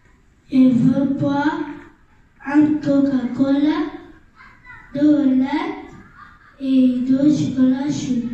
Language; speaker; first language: French; non-native, learner; Arabic